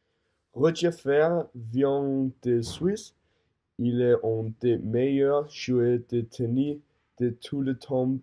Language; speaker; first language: French; non-native, learner; Danish